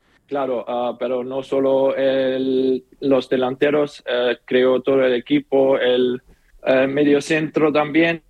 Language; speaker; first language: Spanish; non-native, learner; German